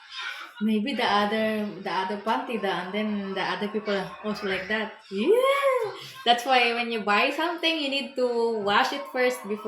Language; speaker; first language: English; non-native, learner; Filipino